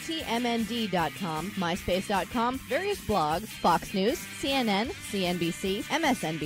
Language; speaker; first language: English; native; English